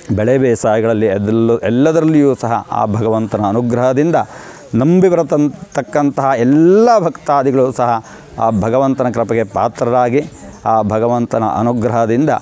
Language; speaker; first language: Kannada; native; Kannada